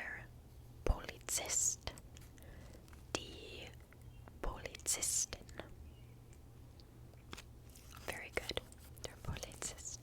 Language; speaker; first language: German; non-native, learner; English